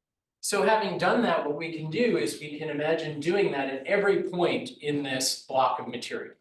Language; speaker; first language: English; native; English